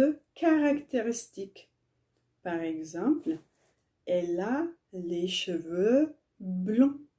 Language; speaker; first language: French; non-native, learner; Tigrinya